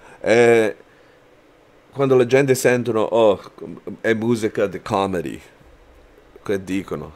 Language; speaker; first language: Italian; non-native, learner; English